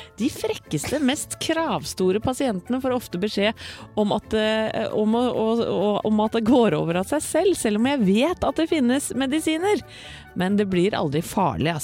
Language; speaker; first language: Norwegian; native; Norwegian